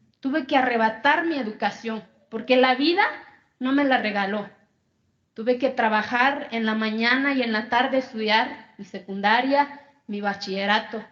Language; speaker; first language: Spanish; non-native, local second language; Zapotec